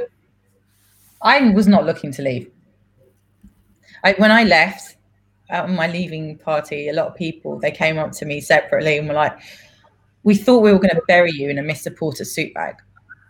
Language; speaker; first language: English; non-native, local second language; Greek